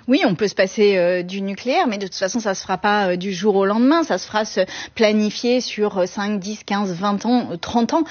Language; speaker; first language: French; native; French